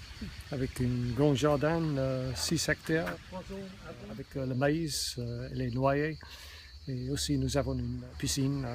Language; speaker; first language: French; non-native, learner; English